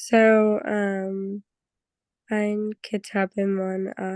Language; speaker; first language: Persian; non-native, learner; English